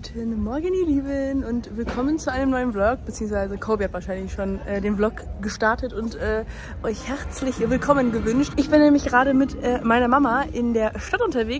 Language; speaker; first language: German; native; German